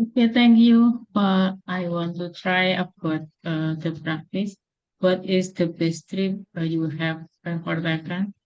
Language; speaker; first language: English; non-native, learner; Indonesian